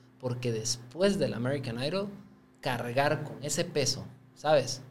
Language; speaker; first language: Spanish; native; Spanish